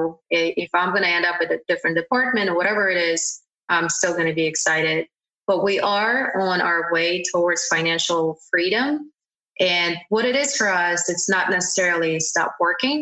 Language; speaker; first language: English; non-native, fluent; Uzbek